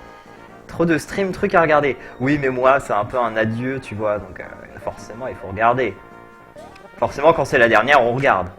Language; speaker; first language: French; native; French